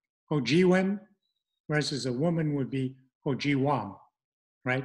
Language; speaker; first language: Polish; non-native, fluent; English